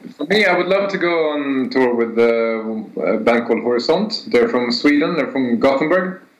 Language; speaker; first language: English; non-native, fluent; Swedish